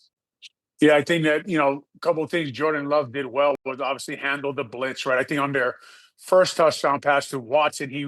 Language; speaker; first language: English; native; English